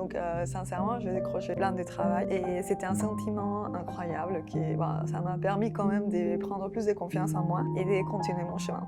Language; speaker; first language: French; non-native, fluent; Spanish